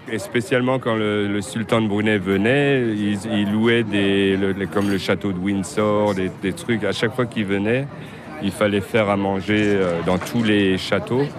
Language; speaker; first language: French; native; French